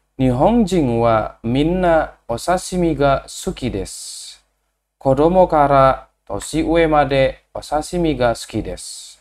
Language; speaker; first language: Japanese; non-native, fluent; Indonesian